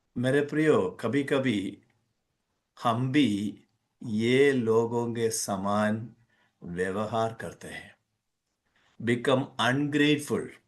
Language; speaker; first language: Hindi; non-native, local second language; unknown